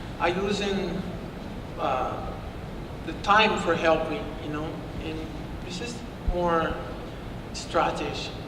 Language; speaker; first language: English; non-native, learner; Portuguese